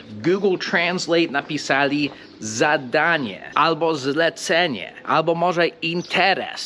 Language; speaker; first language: Polish; non-native, fluent; English